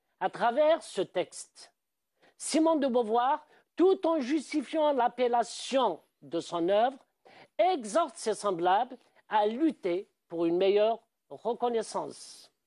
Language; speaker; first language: French; non-native, local second language; Arabic